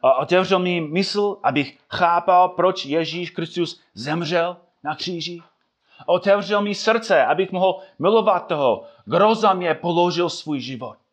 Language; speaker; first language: Czech; non-native, fluent; English